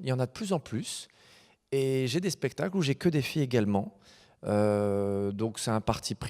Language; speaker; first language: French; native; French